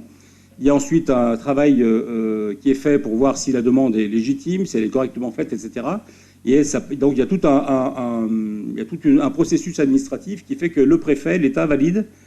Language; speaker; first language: French; native; French